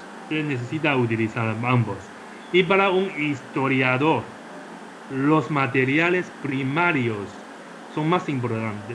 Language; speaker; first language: Spanish; non-native, fluent; Chinese